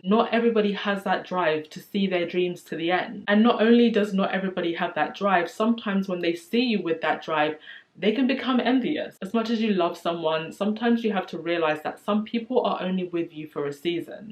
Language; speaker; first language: English; native; English